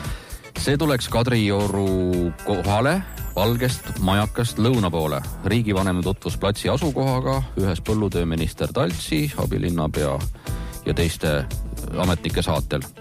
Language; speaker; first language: Estonian; native; Estonian